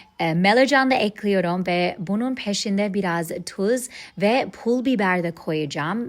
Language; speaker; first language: Turkish; non-native, learner; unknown